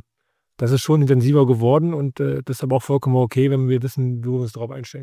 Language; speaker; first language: German; native; German